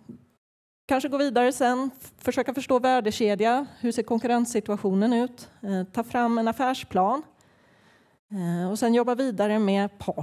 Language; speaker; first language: Swedish; native; Swedish